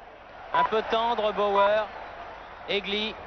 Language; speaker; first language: French; native; French